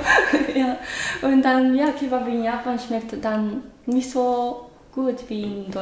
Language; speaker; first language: German; non-native, learner; Japanese